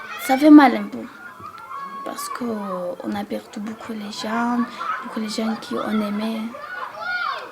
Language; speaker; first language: French; non-native, learner; Georgian